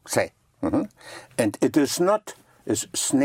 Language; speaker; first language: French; non-native, fluent; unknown